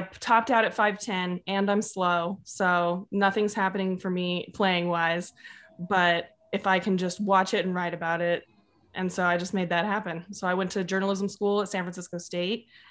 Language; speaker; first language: English; native; English